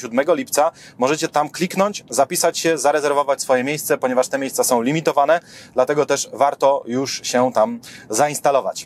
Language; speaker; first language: Polish; native; Polish